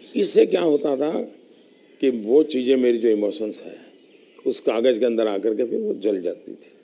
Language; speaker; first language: Hindi; non-native, local second language; Gujarati